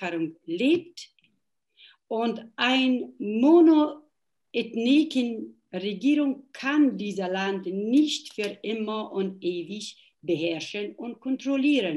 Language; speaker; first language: German; non-native, fluent; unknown